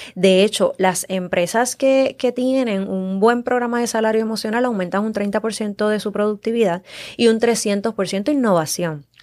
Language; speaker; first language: Spanish; native; Spanish